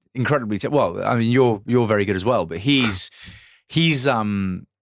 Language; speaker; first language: English; native; English